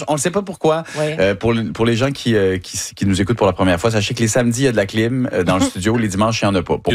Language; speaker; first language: French; native; French